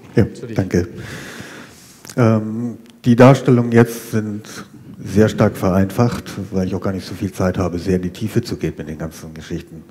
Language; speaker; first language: German; native; German